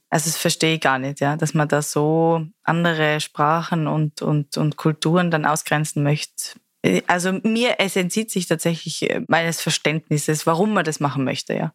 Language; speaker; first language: German; native; German